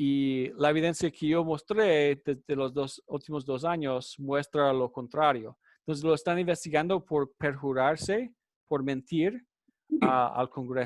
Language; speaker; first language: Spanish; non-native, fluent; English